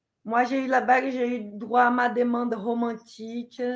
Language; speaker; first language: French; non-native, fluent; Portuguese